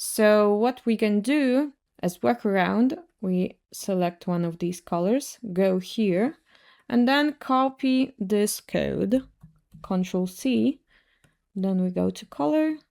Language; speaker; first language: English; non-native, fluent; Russian